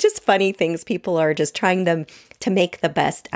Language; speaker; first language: English; native; English